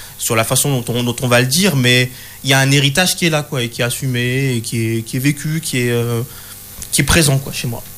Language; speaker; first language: French; native; French